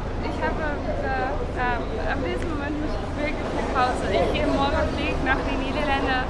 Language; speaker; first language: German; non-native, learner; Dutch